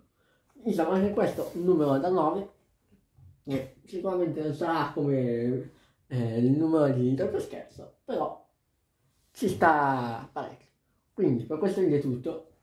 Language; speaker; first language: Italian; native; Italian